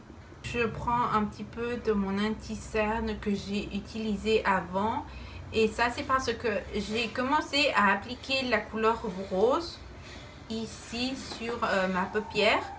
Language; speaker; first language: French; non-native, fluent; Spanish